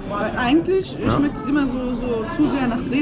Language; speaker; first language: German; early bilingual, other home language; Arabic